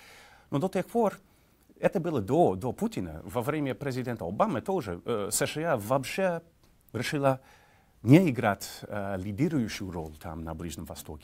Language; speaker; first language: Russian; non-native, fluent; English